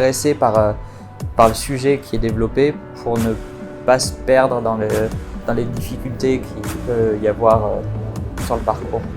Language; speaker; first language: French; native; French